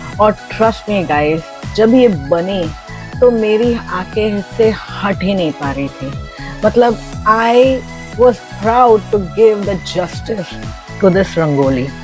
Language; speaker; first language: Hindi; non-native, local second language; Marathi